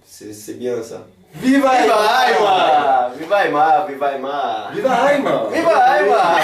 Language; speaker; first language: French; non-native, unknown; Portuguese